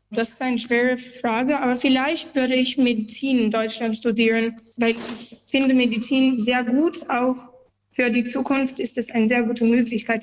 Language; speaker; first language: German; non-native, learner; Albanian